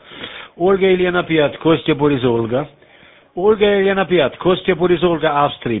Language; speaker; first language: Russian; non-native, learner; German